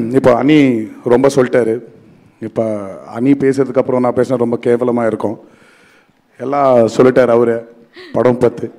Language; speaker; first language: Tamil; non-native, learner; Telugu